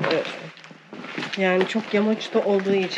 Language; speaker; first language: Turkish; native; Turkish